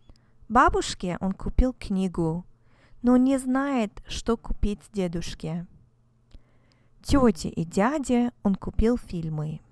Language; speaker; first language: Russian; non-native, fluent; English